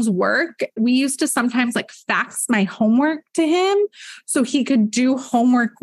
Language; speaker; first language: English; native; English